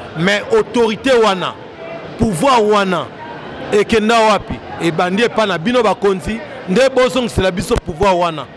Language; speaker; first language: Lingala; native; Lingala